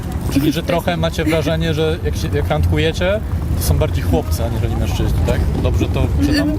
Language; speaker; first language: Polish; native; Polish